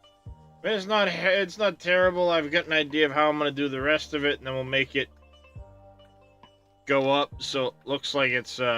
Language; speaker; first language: English; native; English